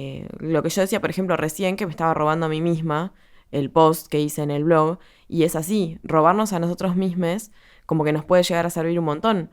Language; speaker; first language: Spanish; native; Spanish